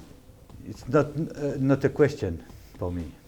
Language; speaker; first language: English; non-native, learner; French